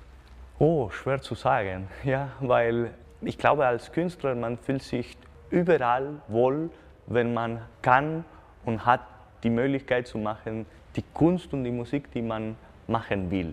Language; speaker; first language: German; non-native, fluent; Spanish